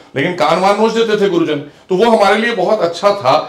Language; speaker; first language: Hindi; native; Hindi